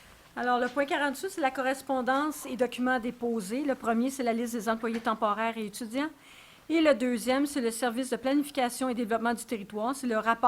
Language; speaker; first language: French; native; French